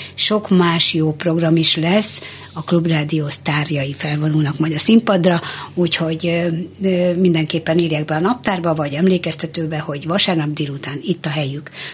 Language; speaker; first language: Hungarian; native; Hungarian